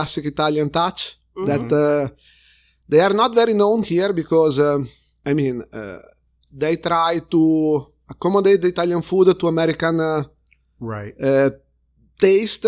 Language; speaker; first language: English; non-native, fluent; Italian